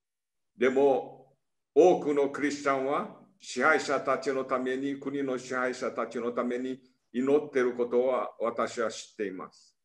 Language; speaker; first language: Japanese; early bilingual, heritage; Portuguese